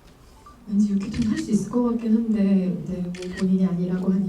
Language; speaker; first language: Korean; native; Korean